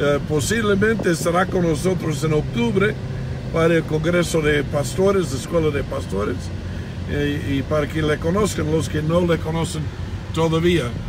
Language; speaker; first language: Spanish; non-native, fluent; English